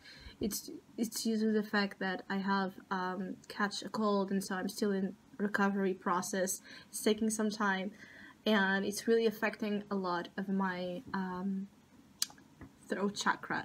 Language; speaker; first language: English; non-native, fluent; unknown